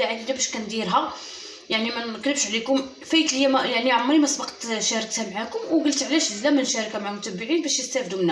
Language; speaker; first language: Arabic; native; Arabic